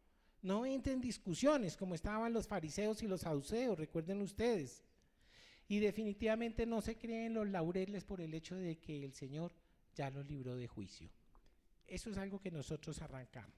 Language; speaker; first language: Spanish; native; Spanish